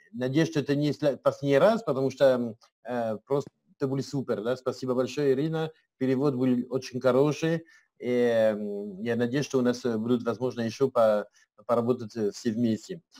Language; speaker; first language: Russian; non-native, learner; French